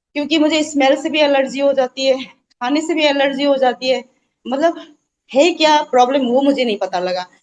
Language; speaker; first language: Hindi; non-native, local second language; Assamese